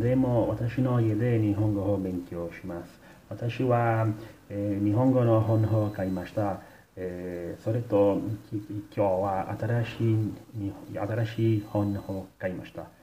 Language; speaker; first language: Japanese; non-native, learner; Italian